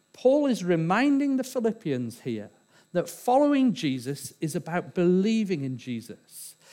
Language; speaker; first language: English; native; English